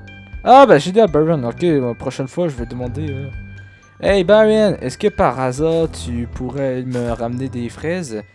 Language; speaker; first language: French; native; French